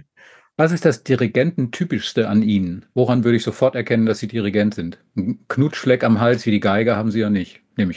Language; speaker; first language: German; native; German